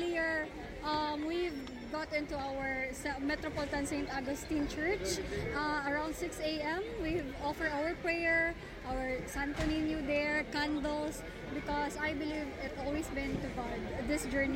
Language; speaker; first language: English; non-native, local second language; Cebuano